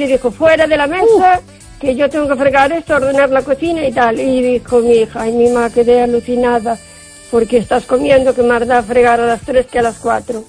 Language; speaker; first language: Spanish; native; Spanish